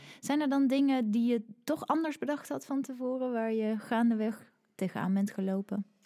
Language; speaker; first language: Dutch; native; Dutch